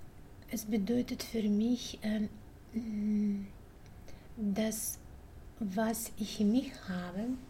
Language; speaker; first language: German; non-native, learner; Russian